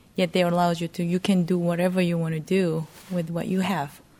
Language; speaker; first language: English; non-native, fluent; Korean